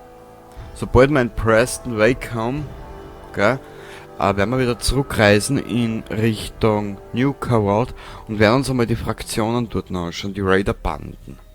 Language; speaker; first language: German; native; German